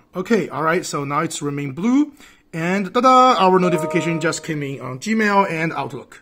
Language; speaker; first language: English; non-native, fluent; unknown